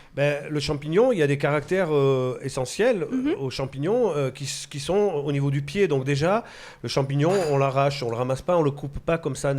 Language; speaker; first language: French; native; French